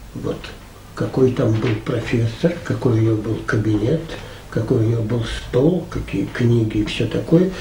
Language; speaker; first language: Russian; native; Russian